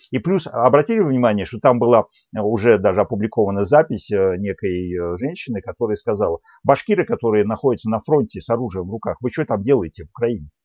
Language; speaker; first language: Russian; native; Russian